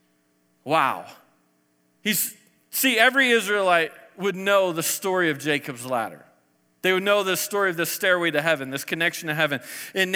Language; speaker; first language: English; native; English